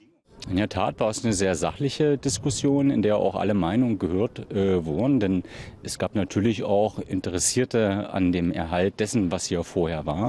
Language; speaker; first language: German; native; German